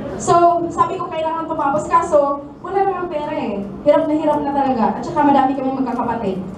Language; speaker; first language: Filipino; non-native, local second language; Cebuano